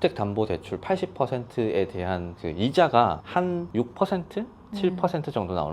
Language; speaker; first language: Korean; non-native, local second language; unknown